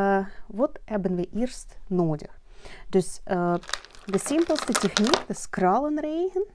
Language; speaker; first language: Dutch; non-native, learner; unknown